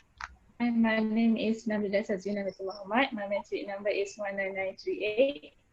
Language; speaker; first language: English; non-native, local second language; Malay